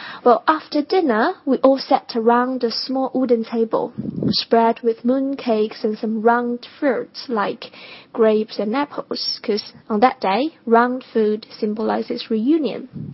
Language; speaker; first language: English; non-native, fluent; Chinese